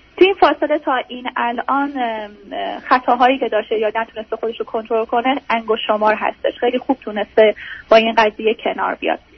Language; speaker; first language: Persian; native; Persian